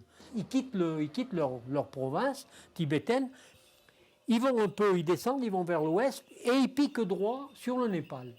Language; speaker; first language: French; native; French